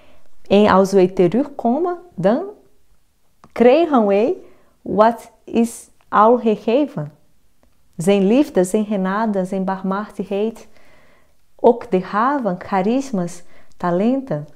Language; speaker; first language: Dutch; non-native, fluent; Portuguese